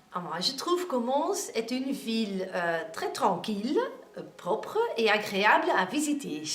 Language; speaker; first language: French; non-native, learner; Dutch